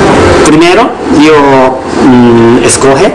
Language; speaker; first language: Spanish; non-native, learner; Japanese